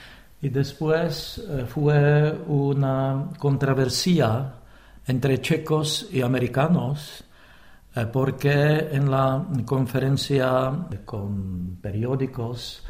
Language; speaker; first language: Spanish; non-native, fluent; Czech